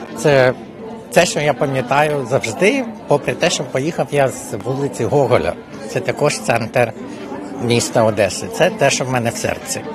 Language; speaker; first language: Ukrainian; non-native, local second language; Russian